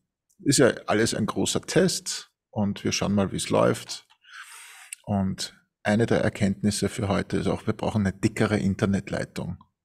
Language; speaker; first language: German; native; German